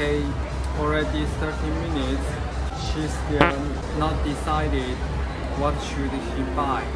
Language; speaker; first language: English; non-native, learner; Chinese